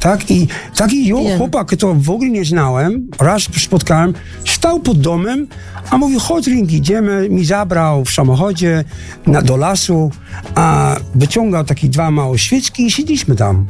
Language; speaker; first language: Polish; non-native, fluent; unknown